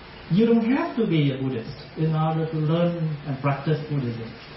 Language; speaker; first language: English; early bilingual, other home language; Vietnamese